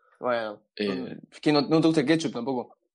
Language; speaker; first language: Spanish; native; Spanish